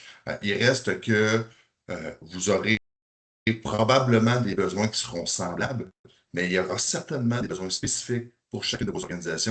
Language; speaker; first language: French; native; French